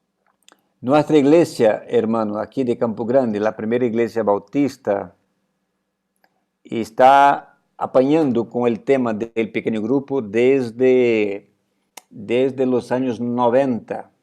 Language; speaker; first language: Spanish; non-native, fluent; Portuguese